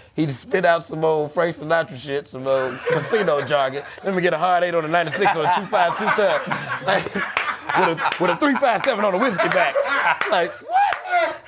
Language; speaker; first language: English; native; English